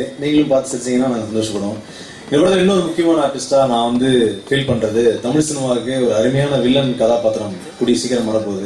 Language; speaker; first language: Tamil; native; Tamil